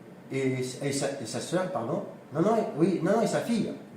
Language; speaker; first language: French; native; French